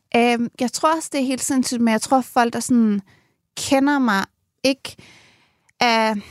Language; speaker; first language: Danish; native; Danish